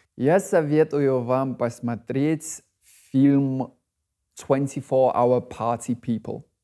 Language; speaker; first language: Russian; non-native, fluent; English